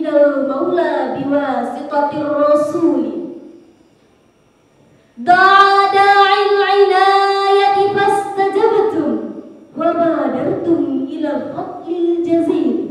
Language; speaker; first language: Arabic; non-native, learner; Indonesian